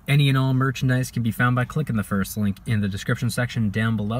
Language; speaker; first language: English; native; English